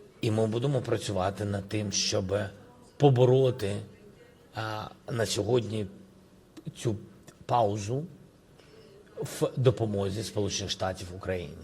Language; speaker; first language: Ukrainian; non-native, local second language; Russian